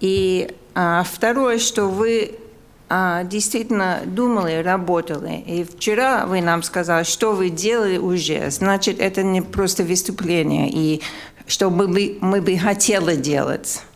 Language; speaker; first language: Russian; non-native, fluent; English